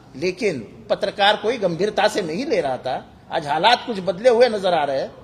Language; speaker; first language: Hindi; non-native, local second language; Marathi